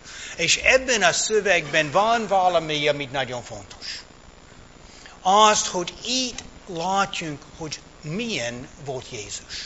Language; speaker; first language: Hungarian; early bilingual, heritage; English